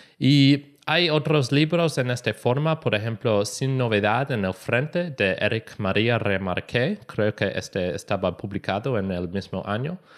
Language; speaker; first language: Spanish; non-native, learner; English